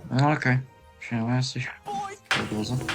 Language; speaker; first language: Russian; non-native, learner; Polish